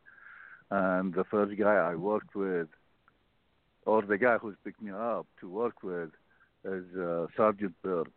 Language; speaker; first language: English; non-native, learner; Arabic